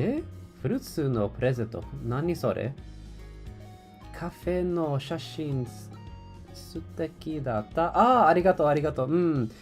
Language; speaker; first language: Japanese; non-native, learner; English